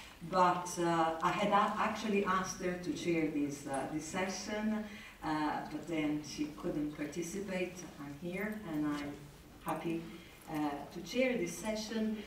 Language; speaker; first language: English; non-native, fluent; Italian